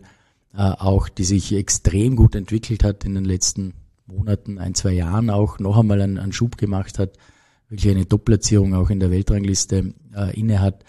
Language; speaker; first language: German; native; German